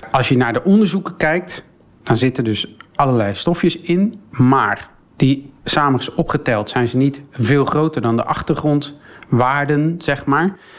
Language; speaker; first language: Dutch; early bilingual, other home language; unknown